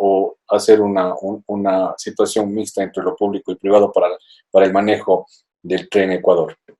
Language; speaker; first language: Spanish; native; Spanish